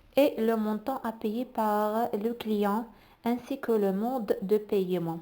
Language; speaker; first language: French; non-native, local second language; Arabic